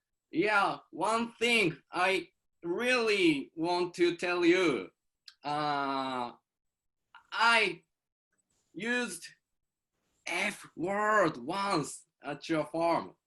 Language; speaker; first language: English; non-native, learner; Japanese